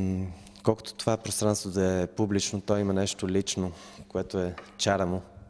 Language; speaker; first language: Bulgarian; native; Bulgarian